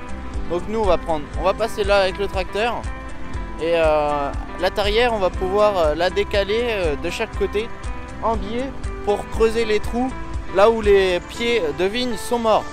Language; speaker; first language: French; native; French